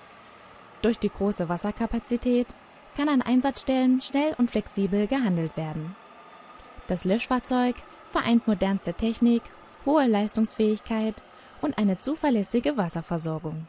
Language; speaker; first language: German; native; German